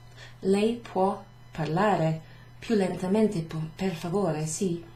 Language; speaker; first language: Italian; non-native, fluent; English